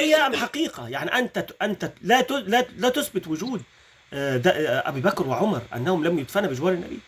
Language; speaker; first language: Arabic; native; Arabic